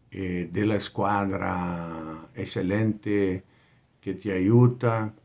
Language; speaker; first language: Italian; non-native, fluent; Portuguese